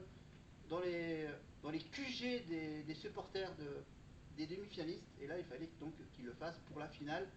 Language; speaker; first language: French; native; French